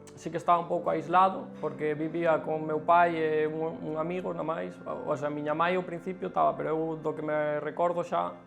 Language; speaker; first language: Galician; early bilingual, other home language; German